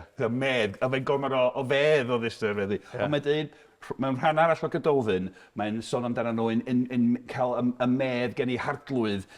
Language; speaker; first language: Welsh; non-native, fluent; English